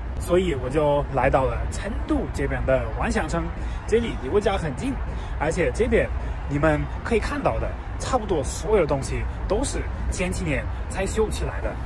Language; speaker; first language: Chinese; non-native, fluent; German